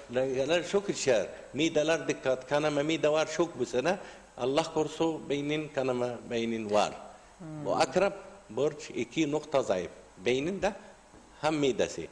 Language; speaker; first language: Turkish; non-native, learner; Arabic